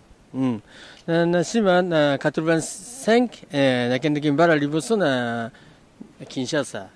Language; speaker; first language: Lingala; non-native, fluent; Japanese